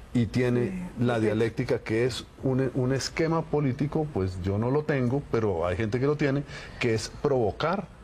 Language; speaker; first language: Spanish; native; Spanish